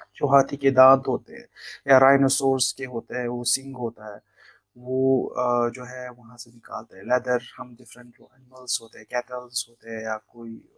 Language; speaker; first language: Hindi; non-native, local second language; Kashmiri